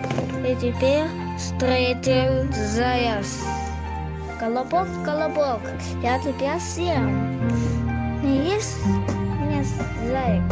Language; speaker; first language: Russian; non-native, local second language; Yakut